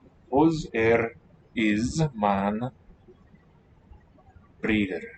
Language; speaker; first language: German; non-native, learner; English